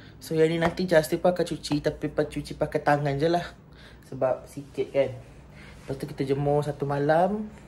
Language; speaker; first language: Malay; non-native, local second language; Iban